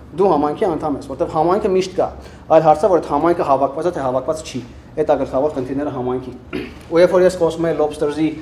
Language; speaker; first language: Armenian; early bilingual, heritage; Armenian